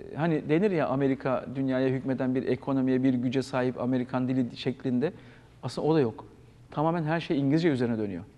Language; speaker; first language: Turkish; native; Turkish